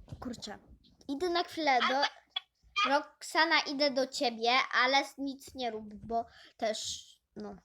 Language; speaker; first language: Polish; native; Polish